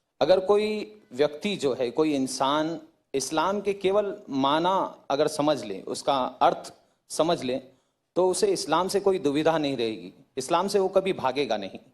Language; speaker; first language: Hindi; native; Hindi